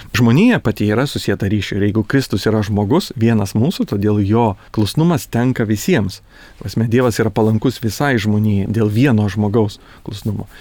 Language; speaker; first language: Lithuanian; native; Lithuanian